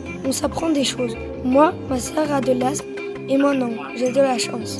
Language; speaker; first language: French; early bilingual, other home language; Arabic